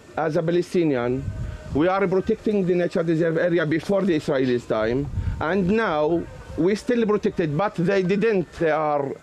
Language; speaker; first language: English; non-native, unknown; Arabic